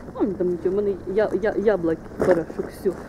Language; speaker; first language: Russian; native; Russian